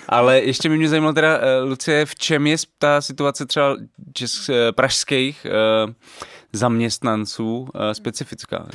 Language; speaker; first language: Czech; native; Czech